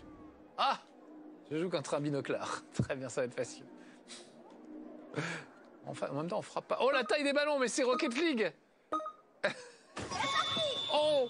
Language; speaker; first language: French; native; French